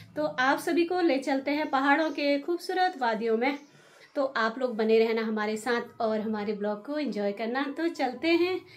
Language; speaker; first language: Hindi; native; Hindi